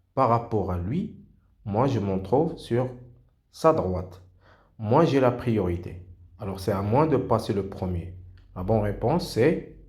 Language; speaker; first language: French; non-native, local second language; Arabic